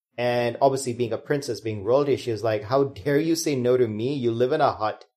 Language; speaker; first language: English; non-native, local second language; Hindi